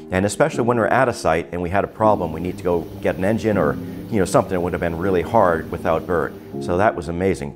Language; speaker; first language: English; native; English